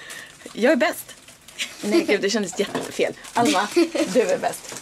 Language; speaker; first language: Swedish; native; Swedish